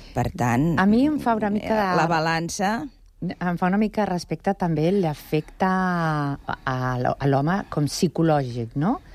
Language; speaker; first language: Catalan; non-native, local second language; Spanish